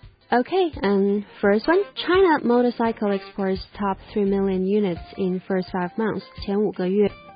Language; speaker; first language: English; non-native, fluent; Chinese